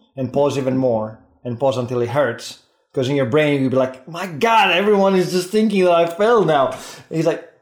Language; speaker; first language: English; non-native, fluent; Greek